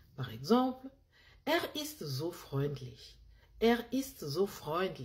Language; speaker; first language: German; non-native, fluent; French